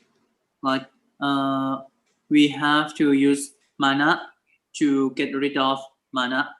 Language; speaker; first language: English; non-native, learner; Thai